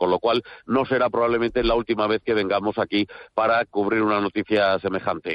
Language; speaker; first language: Spanish; native; Spanish